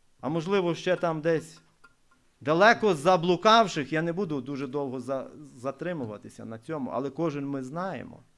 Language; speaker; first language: Ukrainian; non-native, local second language; Russian